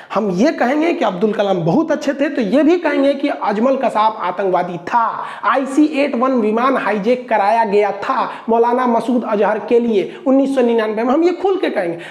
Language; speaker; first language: Hindi; native; Hindi